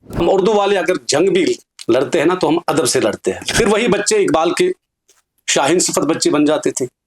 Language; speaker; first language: Urdu; non-native, local second language; Kashmiri